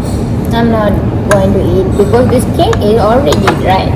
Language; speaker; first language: English; non-native, local second language; Sinhala